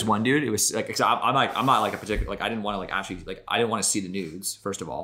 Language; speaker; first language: English; native; English